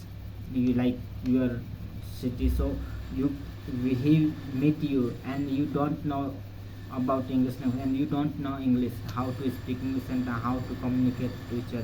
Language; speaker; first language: English; non-native, learner; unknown